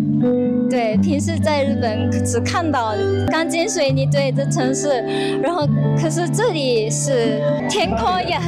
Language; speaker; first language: Chinese; non-native, fluent; Japanese